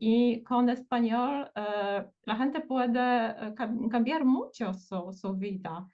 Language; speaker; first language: Spanish; non-native, fluent; Portuguese